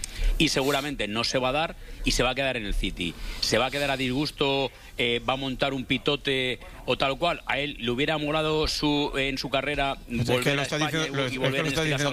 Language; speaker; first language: Spanish; native; Spanish